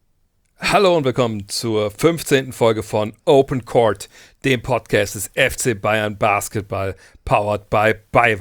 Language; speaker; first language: German; native; German